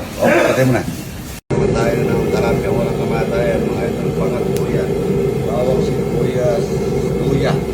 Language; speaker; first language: Filipino; non-native, local second language; Pampanga